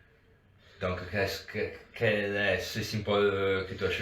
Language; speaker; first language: French; non-native, local second language; Italian